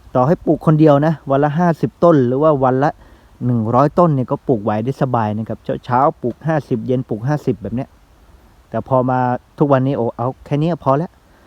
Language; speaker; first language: Thai; non-native, local second language; Northeastern Thai